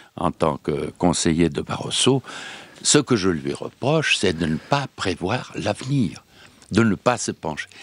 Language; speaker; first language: French; non-native, fluent; Serbian